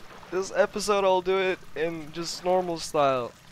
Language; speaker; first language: English; non-native, fluent; Russian